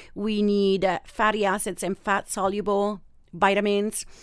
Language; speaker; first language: English; non-native, fluent; Italian